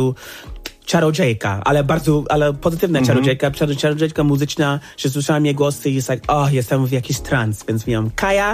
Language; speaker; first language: Polish; non-native, fluent; English